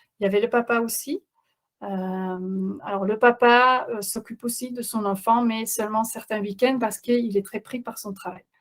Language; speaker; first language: French; non-native, fluent; Dutch